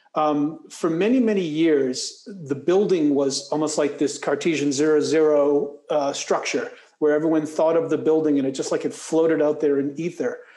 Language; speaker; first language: English; native; English